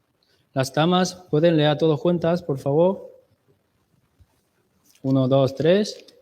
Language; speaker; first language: Spanish; non-native, learner; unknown